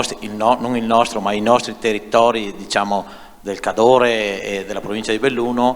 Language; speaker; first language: Italian; native; Italian